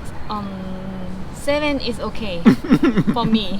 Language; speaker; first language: English; non-native, learner; Thai